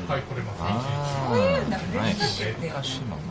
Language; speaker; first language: Japanese; non-native, learner; English